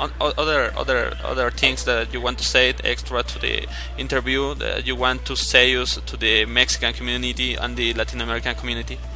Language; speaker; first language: English; non-native, learner; Spanish